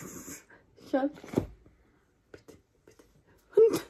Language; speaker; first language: German; non-native, learner; Somali